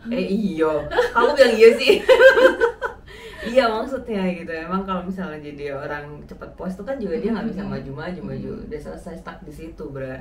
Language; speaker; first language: Indonesian; native; Indonesian